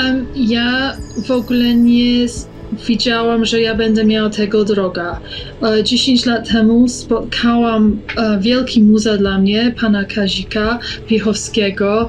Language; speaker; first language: Polish; early bilingual, heritage; English